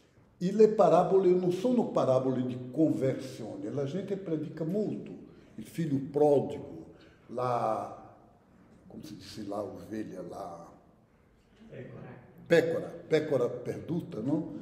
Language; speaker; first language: Italian; non-native, fluent; Portuguese